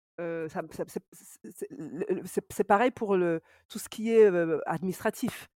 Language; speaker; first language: French; native; French